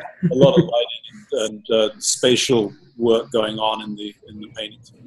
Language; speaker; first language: English; native; English